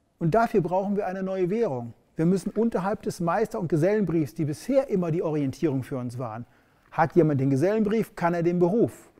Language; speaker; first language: German; native; German